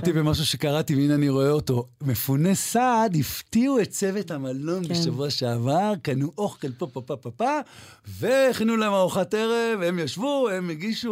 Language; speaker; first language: Hebrew; native; Hebrew